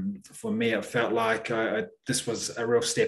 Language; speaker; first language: English; native; English